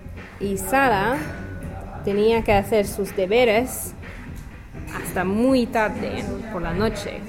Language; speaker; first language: Spanish; non-native, learner; English